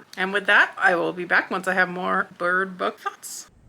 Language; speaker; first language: English; native; English